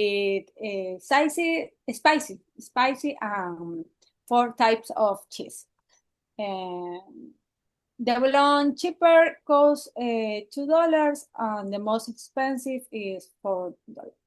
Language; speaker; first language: English; non-native, learner; Spanish